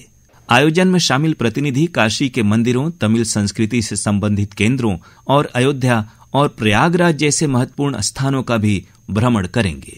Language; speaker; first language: Hindi; native; Hindi